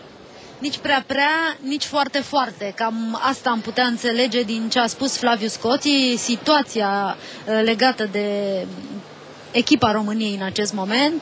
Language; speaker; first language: Romanian; native; Romanian